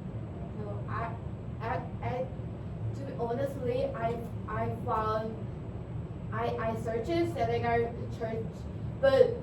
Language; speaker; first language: English; non-native, learner; Korean